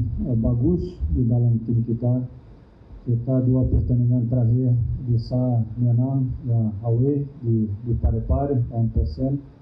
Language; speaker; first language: Indonesian; non-native, fluent; Thai